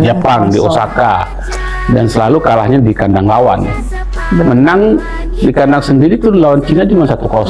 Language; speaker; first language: Indonesian; native; Indonesian